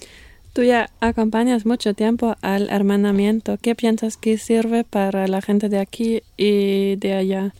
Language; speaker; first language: Spanish; non-native, fluent; German